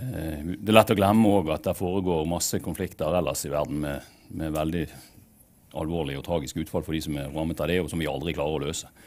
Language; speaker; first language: Norwegian; native; Norwegian